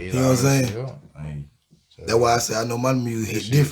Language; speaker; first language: English; native; English